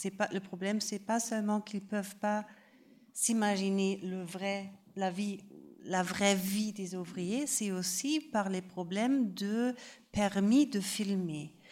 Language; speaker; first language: French; non-native, fluent; German